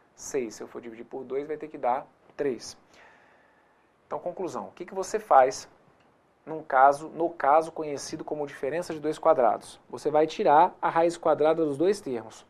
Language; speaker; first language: Portuguese; native; Portuguese